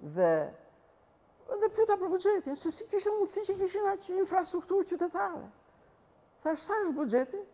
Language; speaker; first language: Albanian; native; Albanian